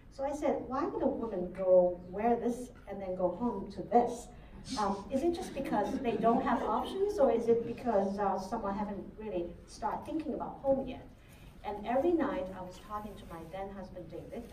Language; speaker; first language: English; non-native, fluent; Chinese